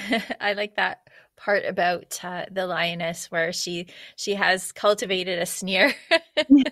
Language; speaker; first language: English; native; English